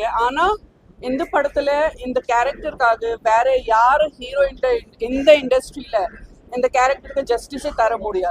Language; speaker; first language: Tamil; non-native, fluent; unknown